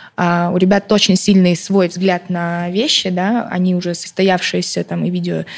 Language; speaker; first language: Russian; early bilingual, other home language; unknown